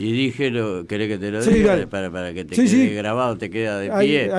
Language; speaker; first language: Spanish; native; Spanish